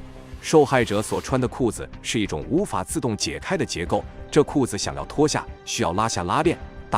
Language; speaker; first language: Chinese; native; Chinese